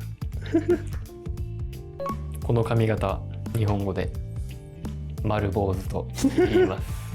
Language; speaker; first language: Japanese; native; Japanese